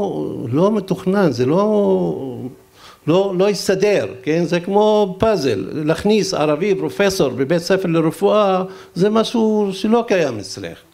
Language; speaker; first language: Hebrew; non-native, local second language; Arabic